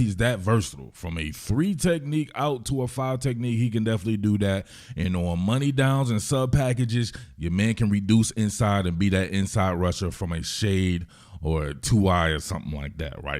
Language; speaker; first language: English; native; English